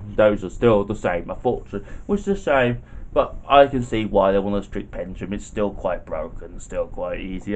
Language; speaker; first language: English; native; English